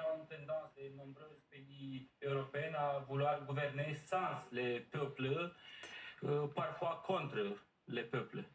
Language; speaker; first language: French; non-native, learner; Romanian